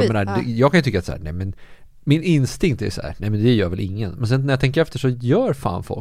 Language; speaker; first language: Swedish; native; Swedish